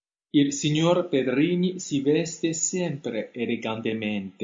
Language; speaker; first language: Italian; non-native, fluent; Chinese